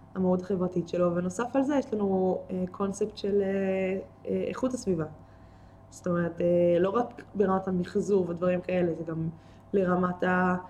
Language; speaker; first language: Hebrew; native; Hebrew